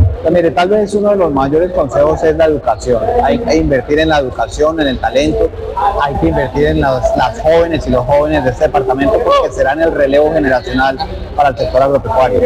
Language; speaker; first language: Spanish; native; Spanish